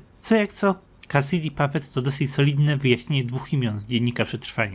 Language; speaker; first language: Polish; native; Polish